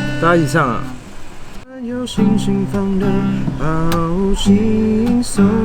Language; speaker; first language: Chinese; native; Chinese